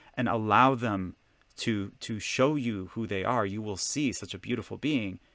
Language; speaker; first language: English; non-native, fluent; Hebrew